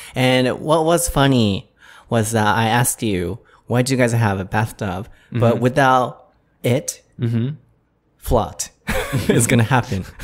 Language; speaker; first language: English; non-native, fluent; Japanese